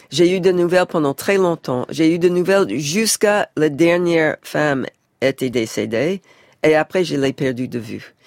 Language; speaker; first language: French; non-native, fluent; English